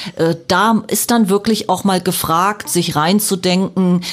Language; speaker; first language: German; native; German